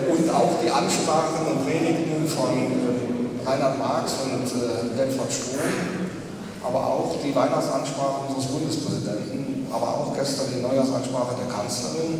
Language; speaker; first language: German; native; German